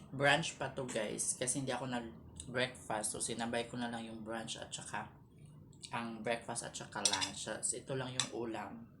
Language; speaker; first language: Filipino; non-native, local second language; Cebuano